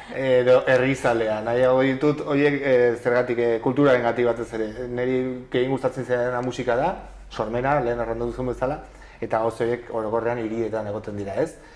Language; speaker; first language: Basque; native; Basque